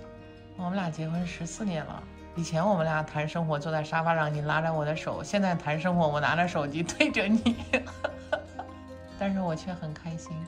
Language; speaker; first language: Chinese; native; Chinese